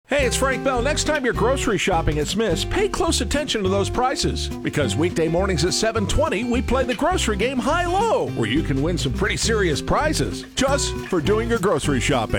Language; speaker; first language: English; native; English